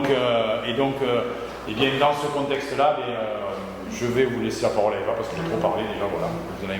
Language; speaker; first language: French; native; French